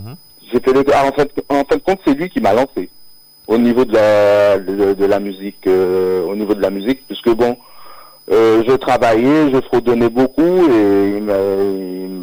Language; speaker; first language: French; native; French